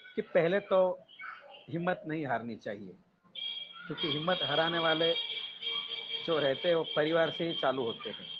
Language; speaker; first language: Hindi; non-native, local second language; Gujarati